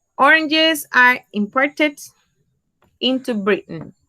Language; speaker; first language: English; non-native, fluent; Spanish